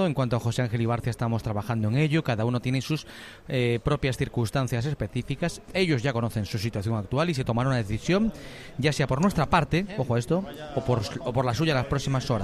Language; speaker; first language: Spanish; native; Spanish